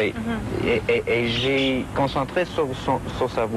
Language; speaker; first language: French; non-native, fluent; English